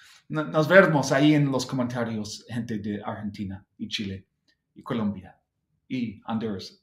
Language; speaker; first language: Spanish; non-native, fluent; English